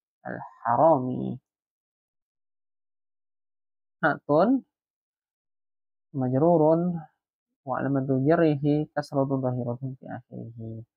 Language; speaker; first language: Arabic; non-native, fluent; Indonesian